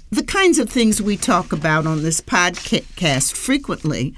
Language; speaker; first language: English; native; English